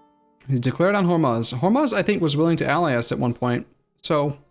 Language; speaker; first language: English; native; English